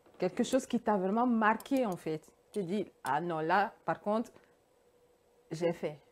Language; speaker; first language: French; early bilingual, heritage; French